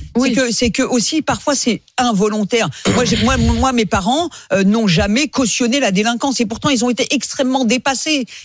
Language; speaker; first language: French; early bilingual, other home language; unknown